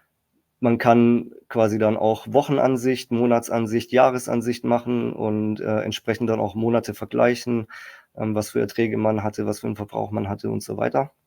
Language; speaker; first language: German; native; German